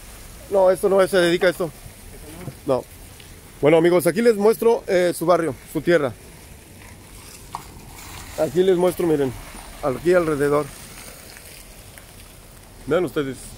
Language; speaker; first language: Spanish; native; Spanish